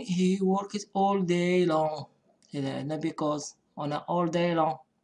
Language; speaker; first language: English; non-native, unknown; Arabic